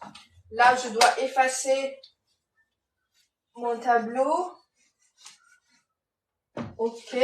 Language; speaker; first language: French; non-native, local second language; Arabic